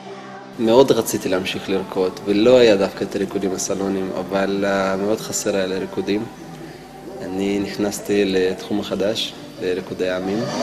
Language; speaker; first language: Hebrew; non-native, fluent; Russian